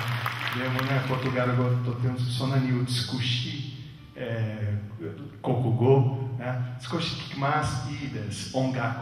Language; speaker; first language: Japanese; non-native, learner; Portuguese